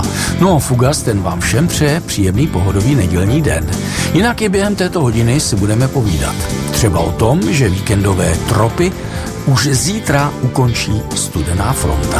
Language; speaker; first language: Czech; native; Czech